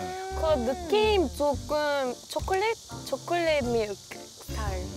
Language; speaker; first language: Korean; non-native, learner; Spanish